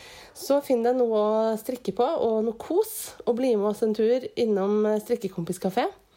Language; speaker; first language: Norwegian; native; Norwegian